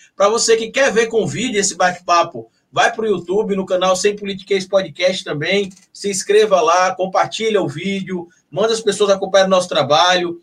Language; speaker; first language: Portuguese; native; Portuguese